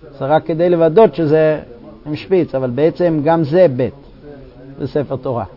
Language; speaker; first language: Hebrew; non-native, fluent; English